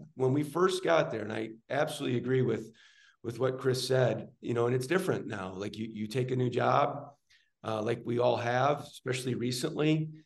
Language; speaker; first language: English; native; English